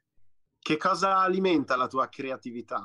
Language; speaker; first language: Italian; native; Italian